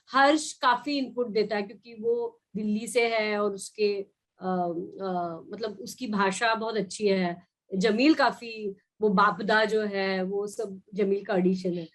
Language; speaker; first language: Hindi; non-native, local second language; Marathi